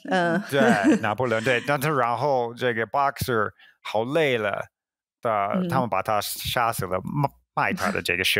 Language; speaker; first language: Chinese; non-native, fluent; English